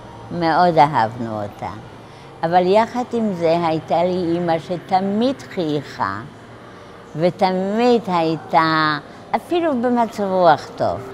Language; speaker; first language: Hebrew; non-native, fluent; Polish